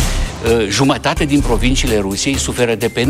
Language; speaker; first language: Romanian; native; Romanian